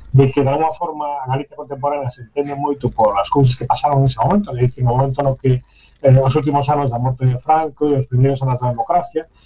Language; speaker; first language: Galician; native; Galician